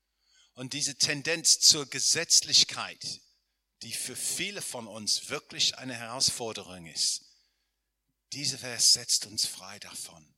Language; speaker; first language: German; non-native, fluent; English